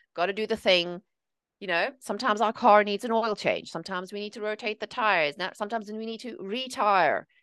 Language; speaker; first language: English; native; English